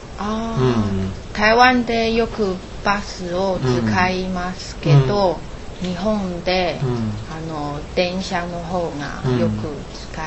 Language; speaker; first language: Japanese; non-native, learner; Chinese